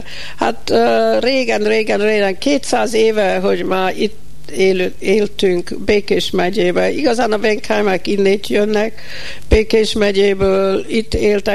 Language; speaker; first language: Hungarian; early bilingual, heritage; Hungarian